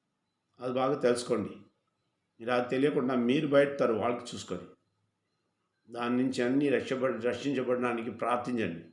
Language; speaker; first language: Telugu; non-native, fluent; Malayalam